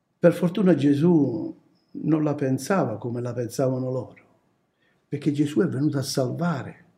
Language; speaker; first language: Italian; native; Italian